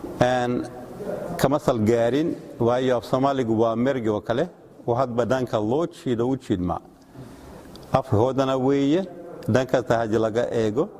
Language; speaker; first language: Somali; non-native, fluent; Russian